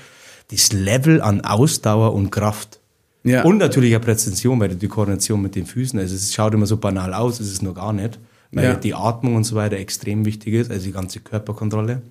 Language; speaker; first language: German; native; German